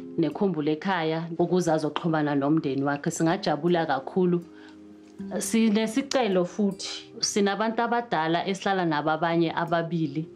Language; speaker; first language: Zulu; native; Zulu